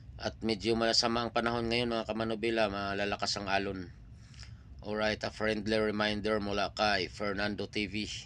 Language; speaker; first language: Filipino; non-native, local second language; Waray